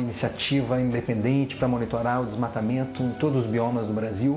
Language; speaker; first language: Portuguese; native; Portuguese